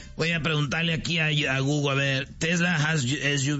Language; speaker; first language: Spanish; native; Spanish